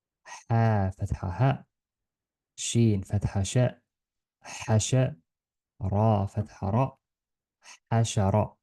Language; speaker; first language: Arabic; non-native, learner; Estonian